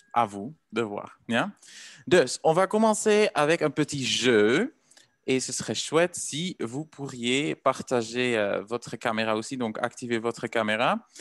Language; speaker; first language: French; non-native, fluent; Dutch